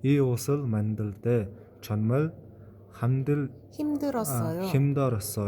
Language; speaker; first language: Korean; non-native, fluent; Mongolian